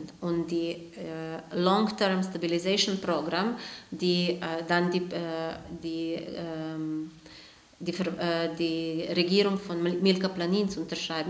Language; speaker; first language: German; non-native, fluent; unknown